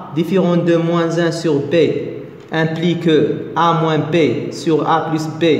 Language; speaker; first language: French; non-native, local second language; Arabic